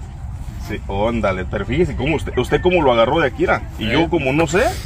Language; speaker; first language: Spanish; native; Spanish